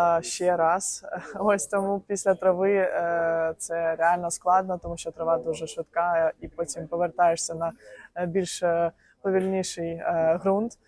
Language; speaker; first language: Ukrainian; non-native, local second language; Russian